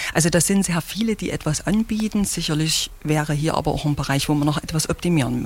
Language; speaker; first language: German; native; German